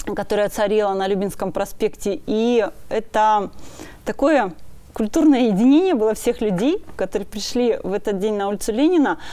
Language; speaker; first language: Russian; native; Russian